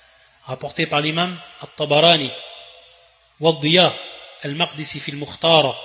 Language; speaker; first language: Arabic; non-native, fluent; French